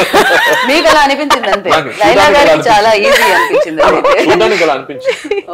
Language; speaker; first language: Telugu; native; Telugu